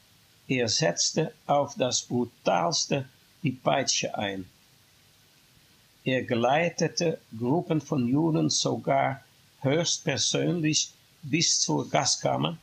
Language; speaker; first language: German; non-native, fluent; Dutch